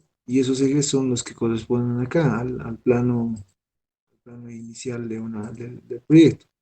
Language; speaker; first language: Spanish; native; Spanish